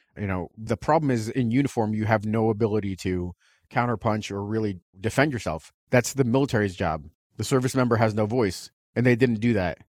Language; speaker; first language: English; early bilingual, other home language; Russian